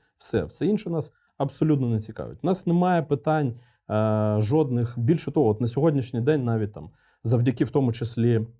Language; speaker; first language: Ukrainian; non-native, local second language; Russian